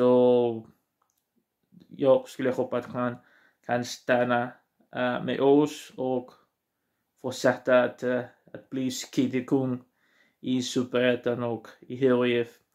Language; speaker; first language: Swedish; non-native, learner; Portuguese